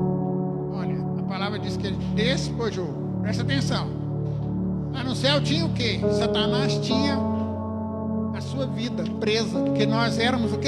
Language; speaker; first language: Portuguese; native; Portuguese